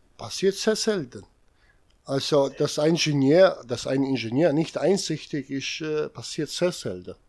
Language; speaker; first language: German; non-native, fluent; Serbian